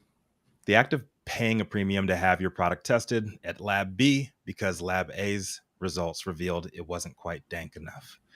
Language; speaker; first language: English; native; English